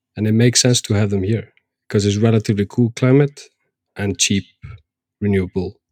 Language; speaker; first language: English; non-native, fluent; Icelandic